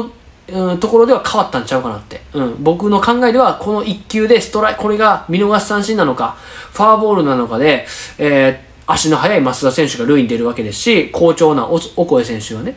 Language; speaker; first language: Japanese; native; Japanese